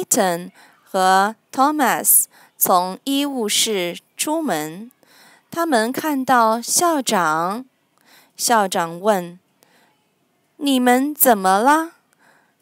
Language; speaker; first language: Chinese; non-native, learner; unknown